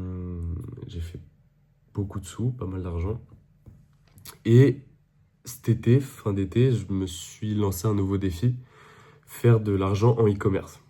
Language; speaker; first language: French; native; French